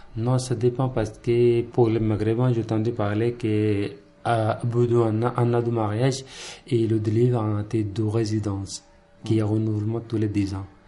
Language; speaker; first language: French; non-native, learner; Punjabi